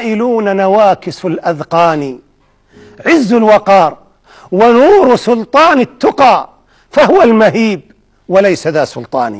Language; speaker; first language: Arabic; native; Arabic